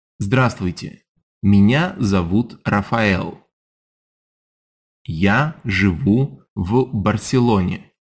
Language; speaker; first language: Russian; non-native, fluent; English